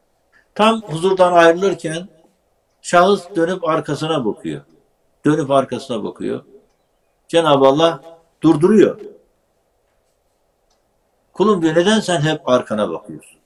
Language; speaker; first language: Turkish; native; Turkish